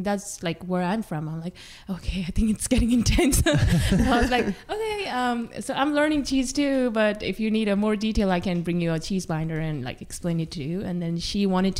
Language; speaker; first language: English; non-native, local second language; Sherpa